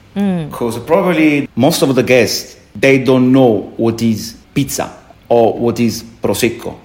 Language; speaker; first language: English; non-native, fluent; Italian